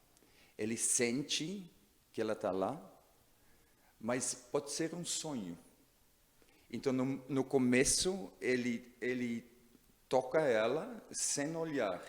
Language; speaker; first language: Portuguese; non-native, learner; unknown